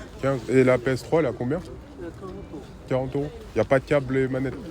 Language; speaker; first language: French; native; French